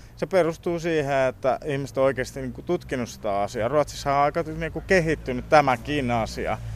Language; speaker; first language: Finnish; early bilingual, heritage; Finnish